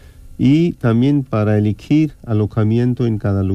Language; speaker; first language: Spanish; non-native, fluent; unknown